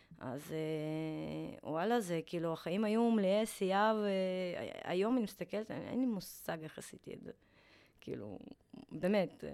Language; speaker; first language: Hebrew; non-native, fluent; Russian